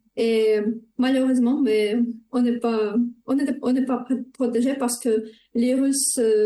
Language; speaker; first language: French; non-native, fluent; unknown